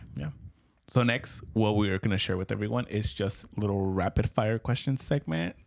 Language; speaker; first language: English; early bilingual, other home language; Spanish